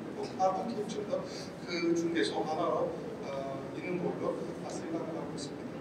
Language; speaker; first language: Korean; non-native, fluent; Turkish